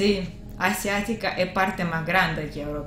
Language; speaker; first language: Spanish; non-native, learner; Russian